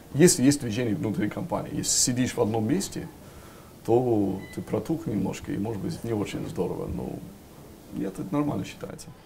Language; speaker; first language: Russian; non-native, fluent; English